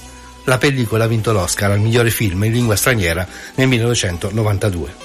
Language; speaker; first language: Italian; native; Italian